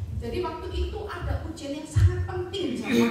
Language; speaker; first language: Indonesian; native; Indonesian